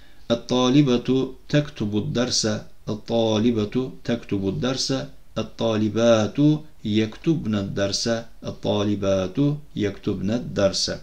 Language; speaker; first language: Arabic; non-native, fluent; Turkish